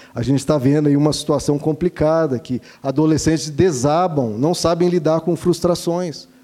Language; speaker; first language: Portuguese; native; Portuguese